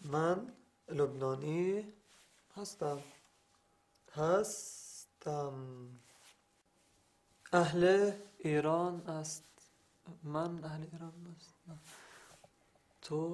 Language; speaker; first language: Persian; non-native, learner; Arabic